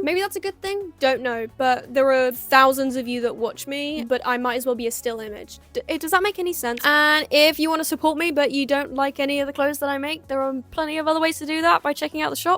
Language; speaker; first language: English; native; English